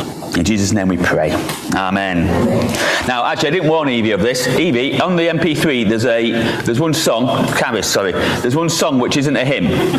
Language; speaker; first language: English; native; English